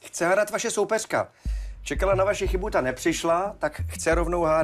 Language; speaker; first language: Czech; native; Czech